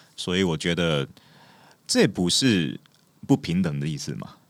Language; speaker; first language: Chinese; non-native, fluent; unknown